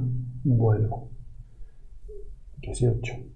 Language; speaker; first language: Spanish; native; Spanish